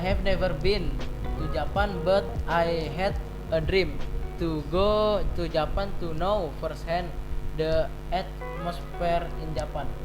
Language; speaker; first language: English; non-native, learner; Indonesian